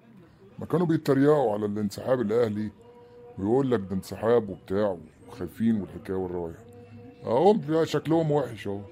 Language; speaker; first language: Arabic; native; Arabic